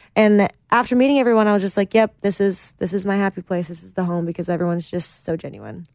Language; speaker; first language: English; native; English